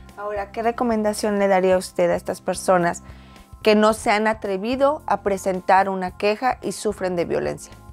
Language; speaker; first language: Spanish; native; Spanish